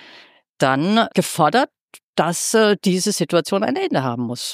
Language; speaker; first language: German; native; German